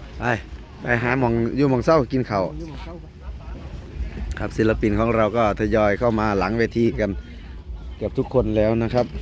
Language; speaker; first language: Thai; non-native, local second language; Northeastern Thai